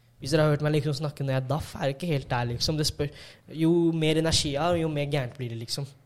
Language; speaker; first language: Norwegian; early bilingual, other home language; Tamil